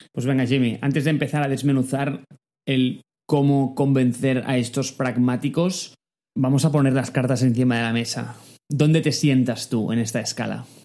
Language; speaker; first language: Spanish; native; Spanish